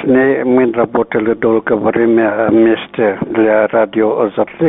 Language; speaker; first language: Russian; non-native, local second language; Uzbek